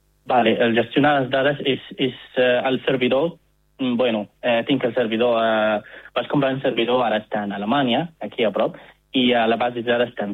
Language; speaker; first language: Catalan; non-native, fluent; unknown